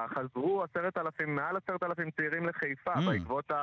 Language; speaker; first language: Hebrew; native; Hebrew